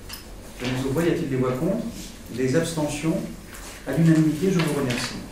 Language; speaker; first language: French; native; French